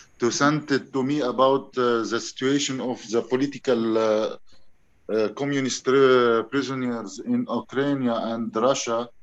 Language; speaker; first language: English; non-native, learner; Arabic